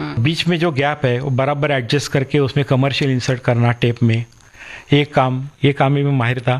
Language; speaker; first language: Hindi; non-native, local second language; Marathi